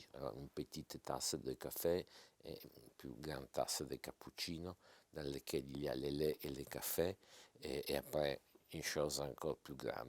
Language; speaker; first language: French; non-native, fluent; Italian